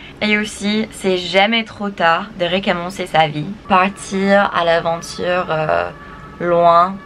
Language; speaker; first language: French; non-native, fluent; English